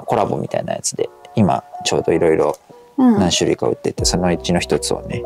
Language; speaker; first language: Japanese; native; Japanese